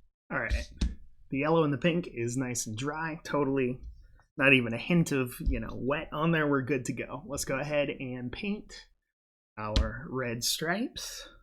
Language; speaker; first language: English; native; English